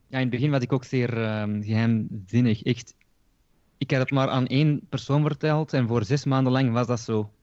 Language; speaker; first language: Dutch; early bilingual, other home language; Turkish